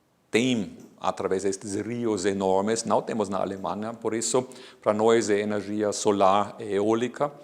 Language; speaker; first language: Portuguese; non-native, fluent; German